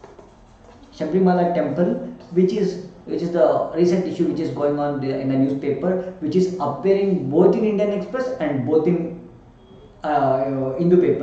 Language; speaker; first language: English; non-native, local second language; Kannada